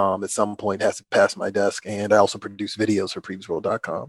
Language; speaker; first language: English; native; English